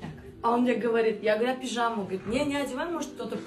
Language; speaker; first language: Russian; non-native, local second language; Turkmen